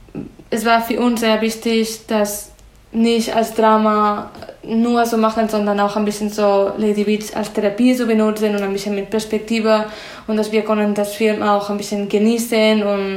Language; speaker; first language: German; non-native, fluent; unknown